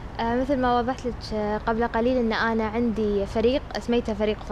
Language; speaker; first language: Arabic; native; Arabic